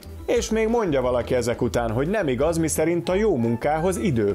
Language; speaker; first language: Hungarian; native; Hungarian